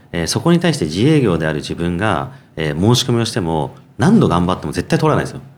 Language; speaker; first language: Japanese; native; Japanese